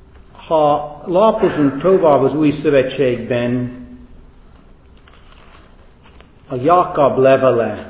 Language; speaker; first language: Hungarian; non-native, fluent; English